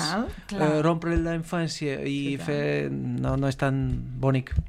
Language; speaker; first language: Catalan; non-native, fluent; Romanian